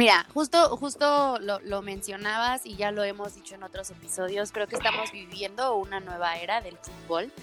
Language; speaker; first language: Spanish; native; Spanish